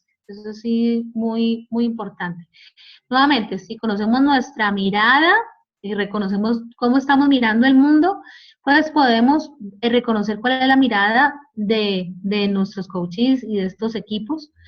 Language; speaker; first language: Spanish; native; Spanish